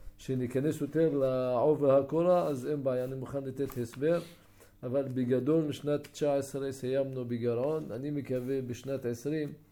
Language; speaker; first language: Hebrew; non-native, local second language; Arabic